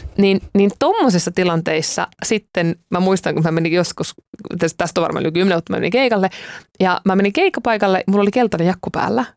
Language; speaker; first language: Finnish; native; Finnish